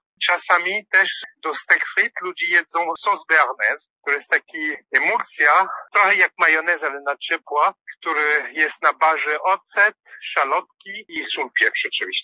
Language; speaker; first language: Polish; non-native, fluent; French